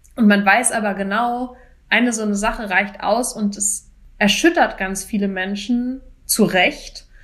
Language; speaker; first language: German; native; German